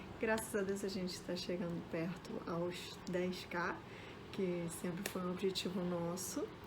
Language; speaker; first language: Portuguese; early bilingual, other home language; Spanish